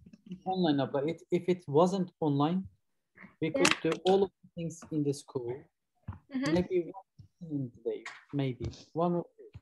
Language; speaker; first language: English; non-native, learner; Turkish